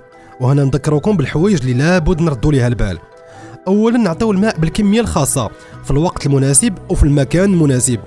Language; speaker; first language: Arabic; native; Arabic